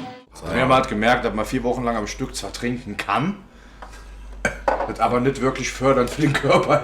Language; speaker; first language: German; native; German